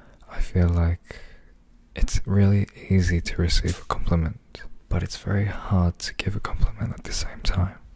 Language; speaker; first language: English; early bilingual, other home language; Korean